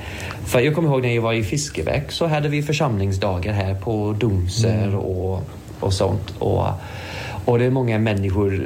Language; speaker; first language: Swedish; non-native, fluent; English